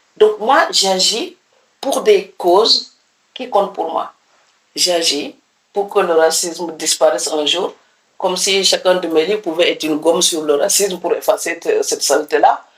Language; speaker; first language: French; non-native, local second language; Serer